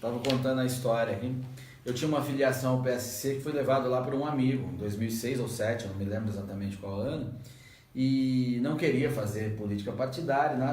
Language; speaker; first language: Portuguese; native; Portuguese